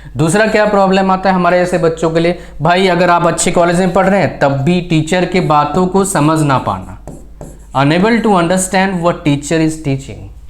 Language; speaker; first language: Hindi; native; Hindi